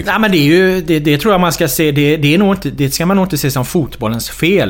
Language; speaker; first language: Swedish; native; Swedish